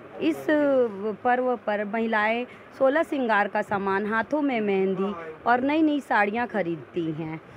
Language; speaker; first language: Hindi; native; Hindi